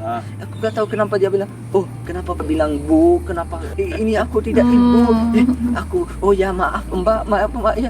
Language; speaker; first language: Indonesian; non-native, learner; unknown